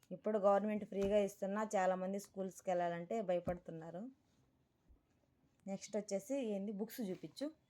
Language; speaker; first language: Telugu; native; Telugu